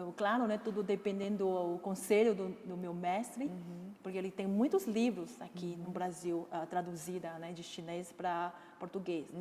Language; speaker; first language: Portuguese; non-native, fluent; Chinese